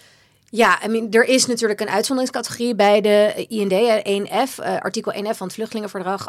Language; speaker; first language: Dutch; native; Dutch